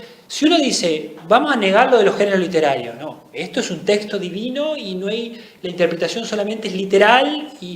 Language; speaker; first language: Spanish; native; Spanish